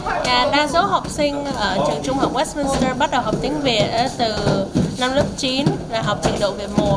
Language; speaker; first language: Vietnamese; early bilingual, heritage; Vietnamese